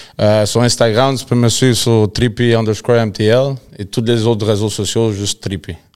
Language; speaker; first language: French; early bilingual, other home language; Spanish